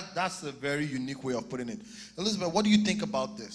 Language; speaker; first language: English; non-native, local second language; Yoruba